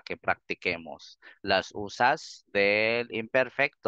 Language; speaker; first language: Spanish; non-native, fluent; Filipino